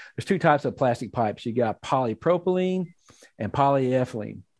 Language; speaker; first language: English; native; English